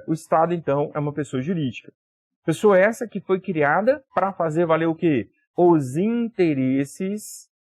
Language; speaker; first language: Portuguese; native; Portuguese